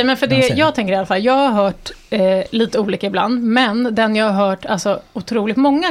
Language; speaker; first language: Swedish; native; Swedish